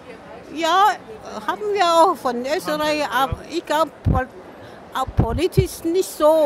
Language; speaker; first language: German; non-native, fluent; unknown